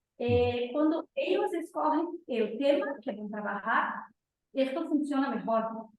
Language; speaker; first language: Spanish; non-native, fluent; Portuguese